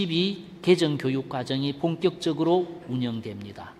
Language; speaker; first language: Korean; native; Korean